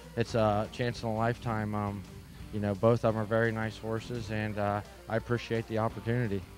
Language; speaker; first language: English; native; English